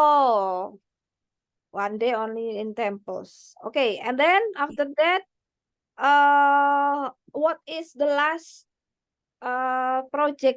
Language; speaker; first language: English; non-native, learner; Indonesian